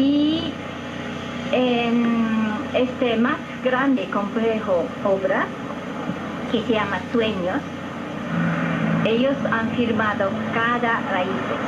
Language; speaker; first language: Spanish; non-native, fluent; Japanese